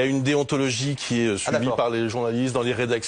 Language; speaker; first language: French; native; French